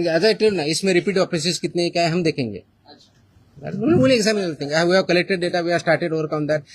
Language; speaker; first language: Hindi; non-native, local second language; Marathi